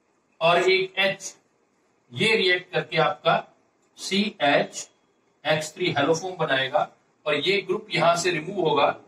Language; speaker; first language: Hindi; native; Hindi